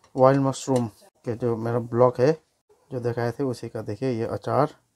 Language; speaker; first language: Hindi; non-native, local second language; Nepali